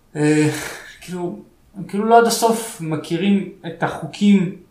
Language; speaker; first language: Hebrew; early bilingual, other home language; Russian